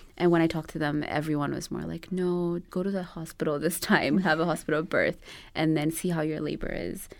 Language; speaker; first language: English; non-native, local second language; Amharic